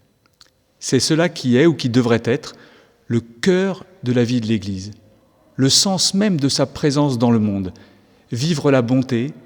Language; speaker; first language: French; native; French